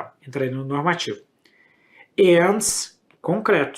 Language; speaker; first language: Portuguese; native; Portuguese